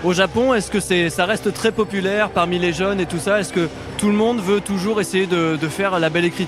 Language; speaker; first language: French; native; French